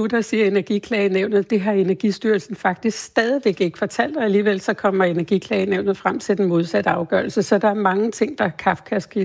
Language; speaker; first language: Danish; native; Danish